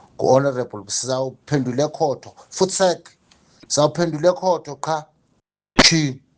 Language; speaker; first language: Zulu; non-native, local second language; Tswana